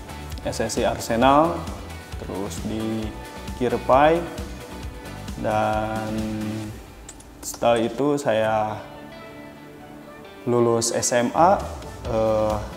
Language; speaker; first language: Indonesian; native; Indonesian